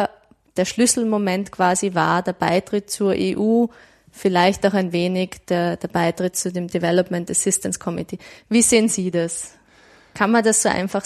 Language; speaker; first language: German; native; German